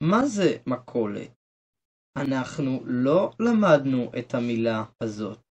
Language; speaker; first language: Hebrew; non-native, learner; Turkish